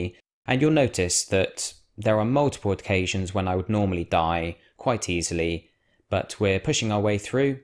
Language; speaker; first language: English; native; English